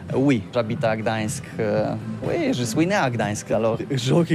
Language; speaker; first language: French; non-native, learner; Polish